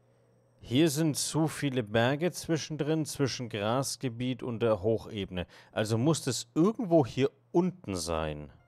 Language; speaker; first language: German; native; German